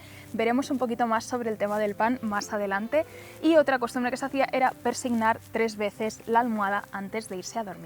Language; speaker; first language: Spanish; native; Spanish